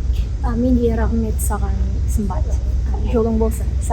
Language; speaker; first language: Kazakh; non-native, learner; Korean